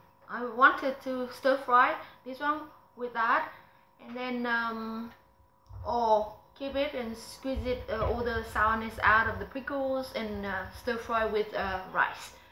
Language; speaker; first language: English; non-native, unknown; Vietnamese